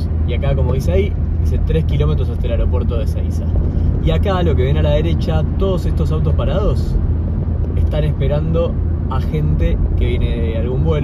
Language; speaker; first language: Spanish; native; Spanish